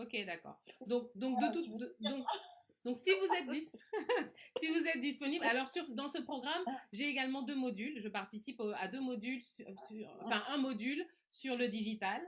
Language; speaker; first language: French; native; French